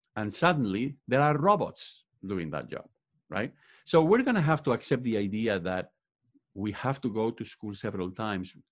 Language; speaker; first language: English; non-native, fluent; Spanish